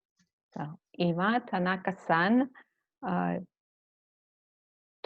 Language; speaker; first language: Japanese; non-native, learner; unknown